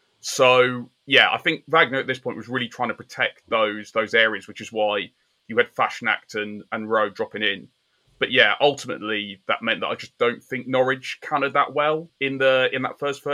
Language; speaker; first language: English; native; English